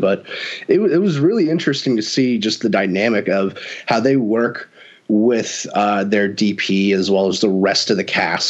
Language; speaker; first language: English; native; English